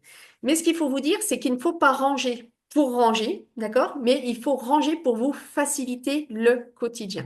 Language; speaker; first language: French; native; French